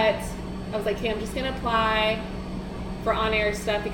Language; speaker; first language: English; native; English